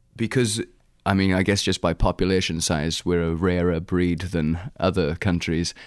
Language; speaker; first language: English; native; English